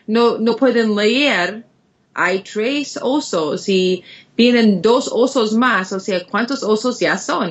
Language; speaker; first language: Spanish; non-native, fluent; English